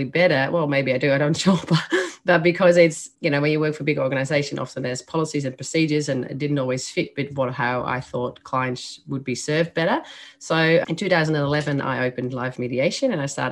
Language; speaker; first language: English; non-native, fluent; Dutch